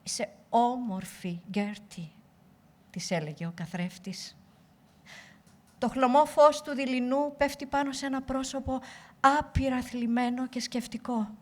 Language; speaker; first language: Greek; native; Greek